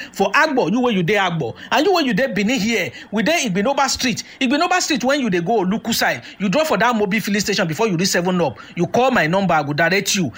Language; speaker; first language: Nigerian Pidgin; native; Nigerian Pidgin